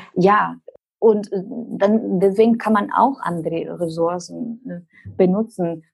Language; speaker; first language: German; non-native, fluent; Spanish